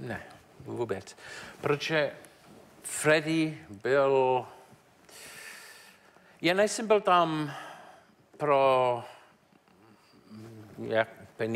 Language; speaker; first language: Czech; non-native, learner; English